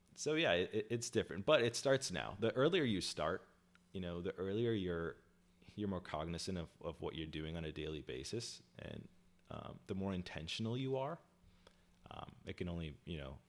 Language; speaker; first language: English; early bilingual, other home language; Hindi